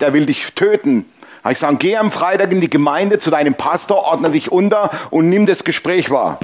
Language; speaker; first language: German; native; German